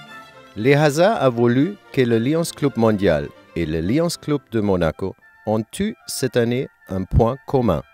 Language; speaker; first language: French; non-native, learner; German